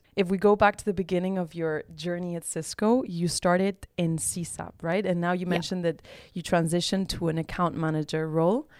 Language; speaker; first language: English; non-native, fluent; Spanish